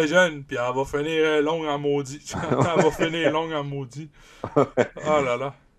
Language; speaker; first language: French; native; French